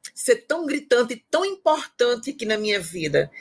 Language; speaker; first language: Portuguese; native; Portuguese